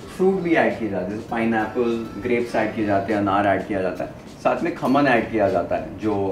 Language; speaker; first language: Hindi; non-native, local second language; Punjabi